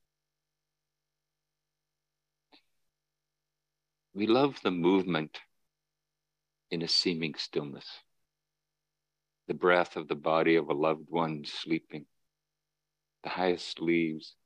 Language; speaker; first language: English; native; English